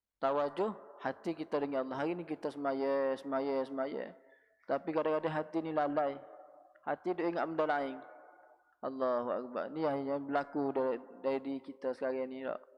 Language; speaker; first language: Malay; native; Malay